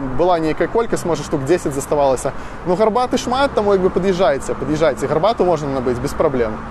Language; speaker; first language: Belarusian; non-native, local second language; Russian